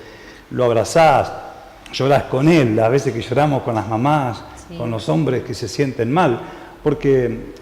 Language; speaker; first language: Spanish; native; Spanish